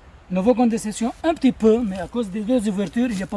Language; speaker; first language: French; non-native, learner; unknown